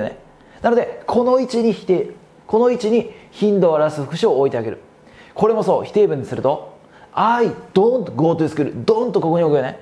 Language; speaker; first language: Japanese; native; Japanese